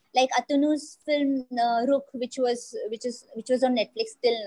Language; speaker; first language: English; non-native, local second language; Marathi